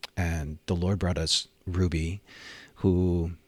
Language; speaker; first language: English; native; English